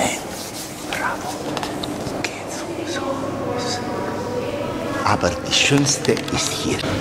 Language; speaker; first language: German; non-native, learner; Italian